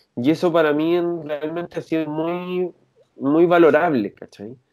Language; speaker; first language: Spanish; native; Spanish